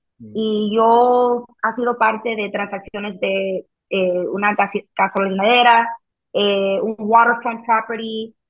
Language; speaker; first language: Spanish; early bilingual, heritage; Spanish